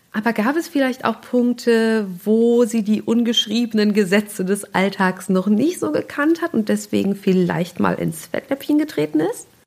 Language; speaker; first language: German; native; German